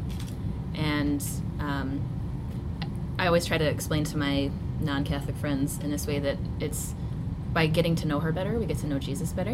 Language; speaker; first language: English; native; English